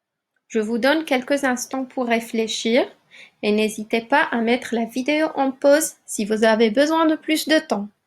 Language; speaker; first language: French; non-native, local second language; Arabic